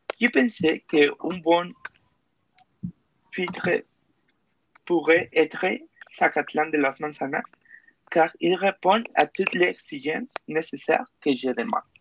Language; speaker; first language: French; non-native, learner; Spanish